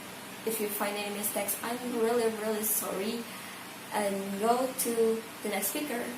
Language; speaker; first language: English; non-native, learner; Indonesian